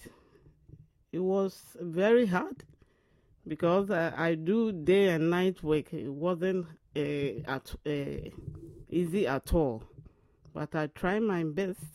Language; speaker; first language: English; non-native, local second language; Akan